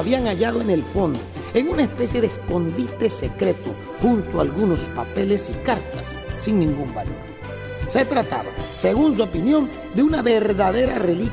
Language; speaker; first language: Spanish; native; Spanish